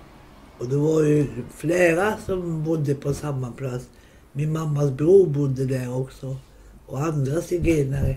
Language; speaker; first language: Swedish; non-native, local second language; Romany